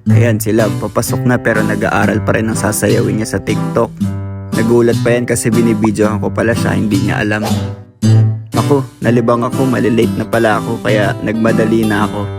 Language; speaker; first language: Filipino; native; Filipino